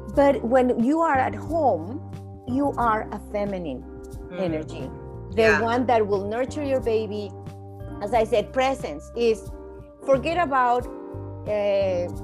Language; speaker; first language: English; non-native, fluent; Spanish